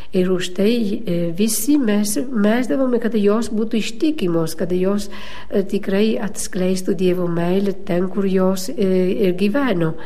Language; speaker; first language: Lithuanian; non-native, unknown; Italian